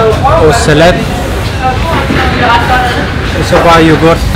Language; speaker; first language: Danish; non-native, learner; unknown